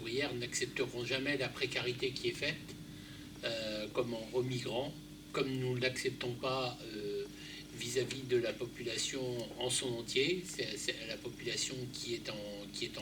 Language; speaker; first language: French; native; French